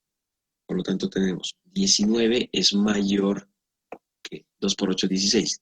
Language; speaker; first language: Spanish; native; Spanish